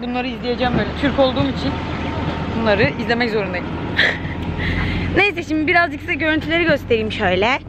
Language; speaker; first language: Turkish; native; Turkish